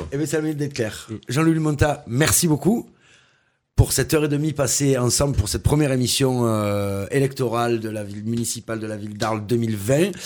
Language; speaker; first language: French; native; French